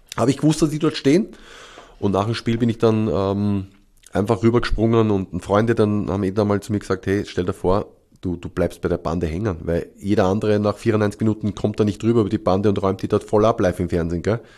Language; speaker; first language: German; native; German